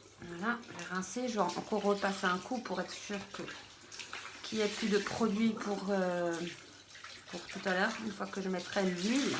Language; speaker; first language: French; native; French